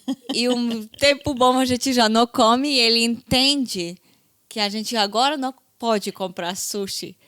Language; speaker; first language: Portuguese; non-native, fluent; Hebrew